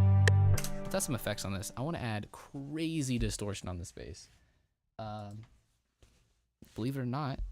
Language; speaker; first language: English; native; English